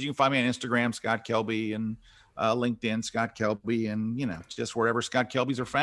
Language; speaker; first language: English; native; English